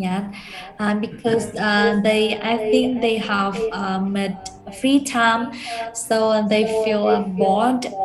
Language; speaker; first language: English; non-native, learner; Vietnamese